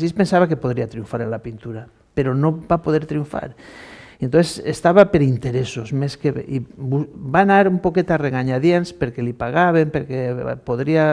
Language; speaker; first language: Catalan; native; Catalan